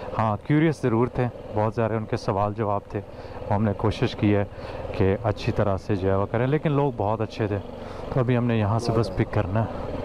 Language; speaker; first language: Urdu; non-native, local second language; Punjabi